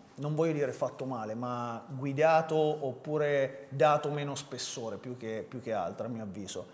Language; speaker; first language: Italian; native; Italian